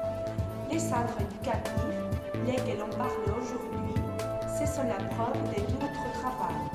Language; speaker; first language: French; non-native, learner; Spanish